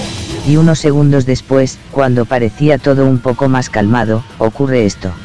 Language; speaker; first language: Spanish; native; Spanish